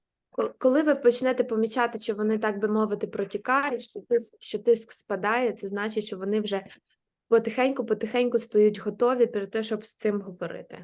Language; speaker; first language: Ukrainian; native; Ukrainian